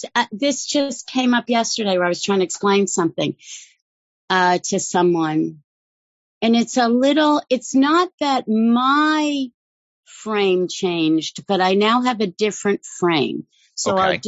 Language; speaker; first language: English; native; English